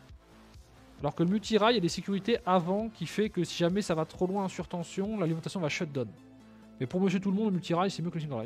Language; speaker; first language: French; native; French